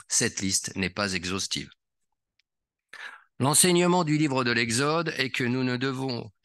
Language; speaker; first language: French; native; French